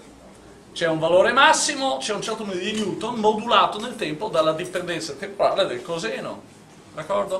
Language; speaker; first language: Italian; native; Italian